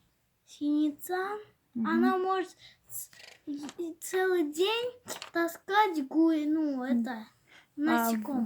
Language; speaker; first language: Russian; native; Russian